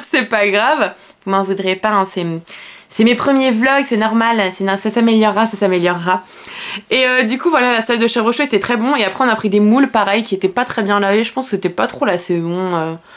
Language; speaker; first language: French; native; French